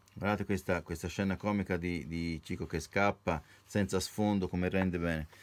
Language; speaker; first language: Italian; native; Italian